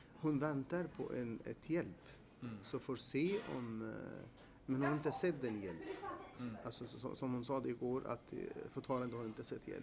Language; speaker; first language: Swedish; non-native, fluent; Arabic